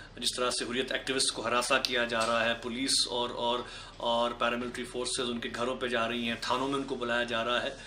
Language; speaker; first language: Urdu; non-native, local second language; Kashmiri